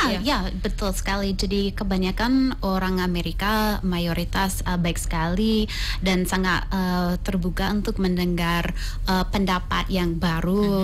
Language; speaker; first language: Indonesian; non-native, fluent; English